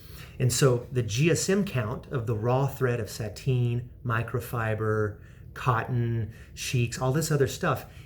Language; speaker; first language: English; native; English